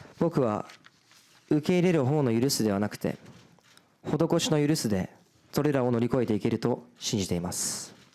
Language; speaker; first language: Japanese; early bilingual, other home language; Portuguese